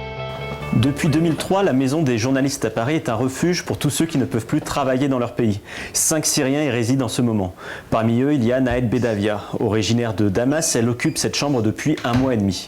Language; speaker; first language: French; native; French